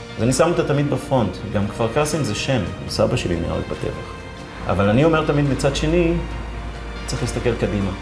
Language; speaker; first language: Hebrew; non-native, local second language; Arabic